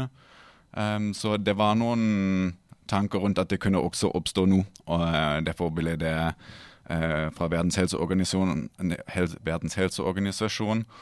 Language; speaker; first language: Norwegian; non-native, fluent; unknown